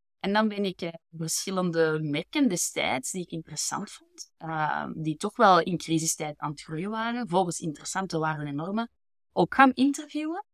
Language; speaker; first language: Dutch; native; Dutch